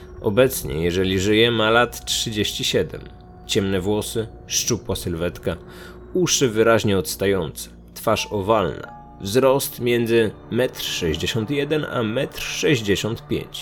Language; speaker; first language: Polish; native; Polish